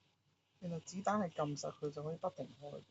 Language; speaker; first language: Chinese; native; Chinese